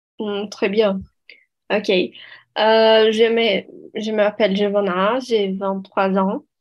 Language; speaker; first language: French; non-native, fluent; Portuguese